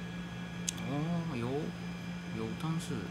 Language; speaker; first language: Chinese; non-native, learner; Japanese